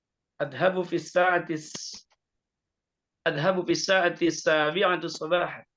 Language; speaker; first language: Arabic; non-native, learner; Indonesian